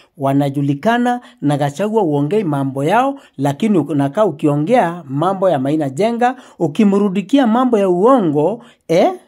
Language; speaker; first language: Swahili; non-native, local second language; Meru